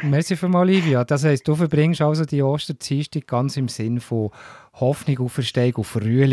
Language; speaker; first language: German; native; German